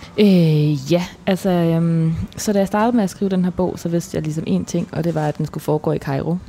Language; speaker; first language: Danish; native; Danish